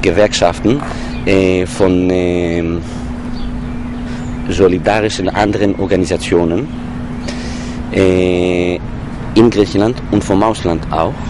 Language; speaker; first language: German; non-native, fluent; Greek